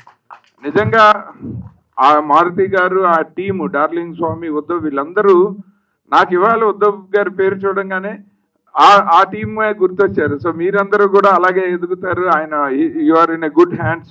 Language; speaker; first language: Telugu; native; Telugu